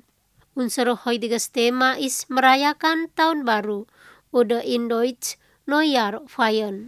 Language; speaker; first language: German; non-native, learner; Indonesian